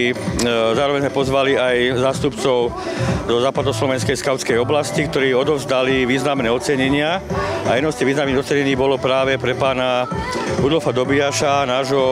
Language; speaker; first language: Slovak; native; Slovak